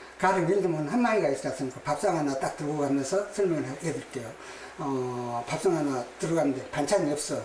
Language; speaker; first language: Korean; native; Korean